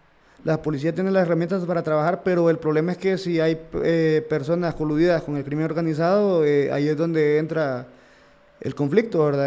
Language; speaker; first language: Spanish; native; Spanish